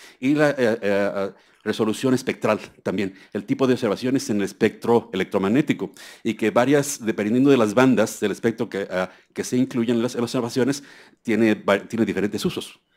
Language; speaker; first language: Spanish; native; Spanish